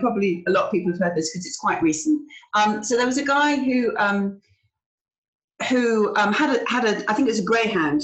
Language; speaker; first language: English; native; English